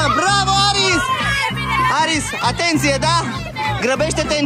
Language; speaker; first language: Romanian; native; Romanian